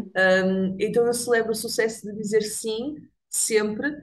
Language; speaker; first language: Portuguese; native; Portuguese